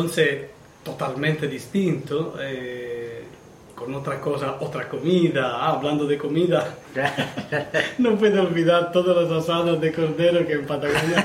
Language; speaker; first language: Spanish; non-native, learner; Italian